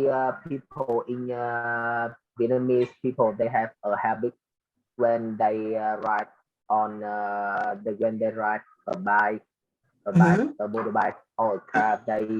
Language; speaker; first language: English; non-native, learner; Vietnamese